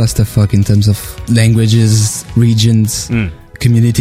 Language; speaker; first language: English; non-native, fluent; French